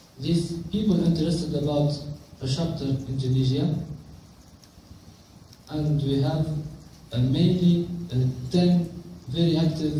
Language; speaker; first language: English; non-native, local second language; Arabic